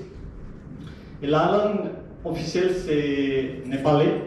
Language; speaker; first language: French; non-native, fluent; Nepali